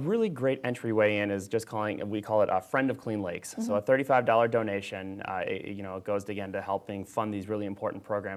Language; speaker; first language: English; native; English